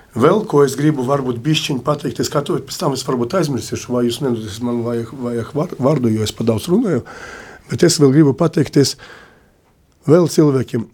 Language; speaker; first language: Latvian; non-native, local second language; Russian